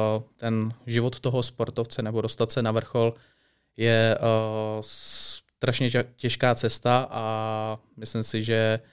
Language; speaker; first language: Czech; native; Czech